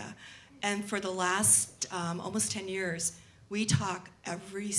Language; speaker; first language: English; native; English